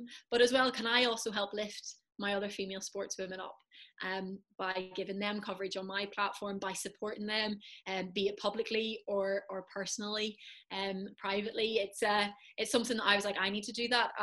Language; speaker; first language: English; native; English